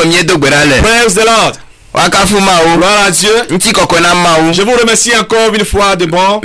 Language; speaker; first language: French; non-native, local second language; Ewe